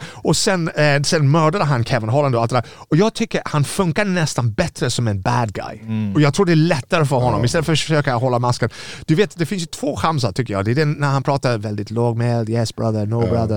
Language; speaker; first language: Swedish; non-native, fluent; English